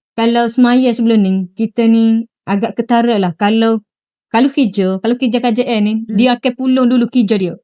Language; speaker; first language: Malay; native; Malay